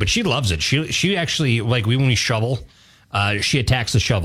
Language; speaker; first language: English; native; English